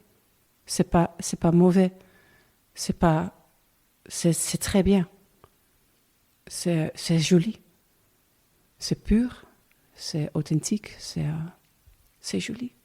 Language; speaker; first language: French; non-native, learner; Dutch